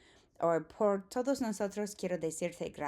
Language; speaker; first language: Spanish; non-native, fluent; English